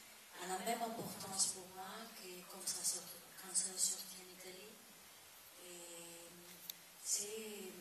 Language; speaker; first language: French; non-native, fluent; Italian